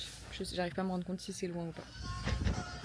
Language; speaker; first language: French; native; French